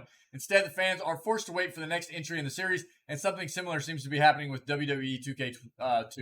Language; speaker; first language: English; native; English